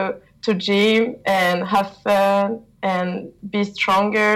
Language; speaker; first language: English; non-native, learner; French